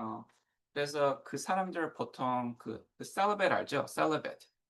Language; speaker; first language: Korean; non-native, learner; English